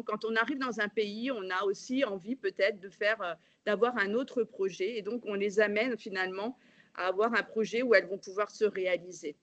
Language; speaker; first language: French; native; French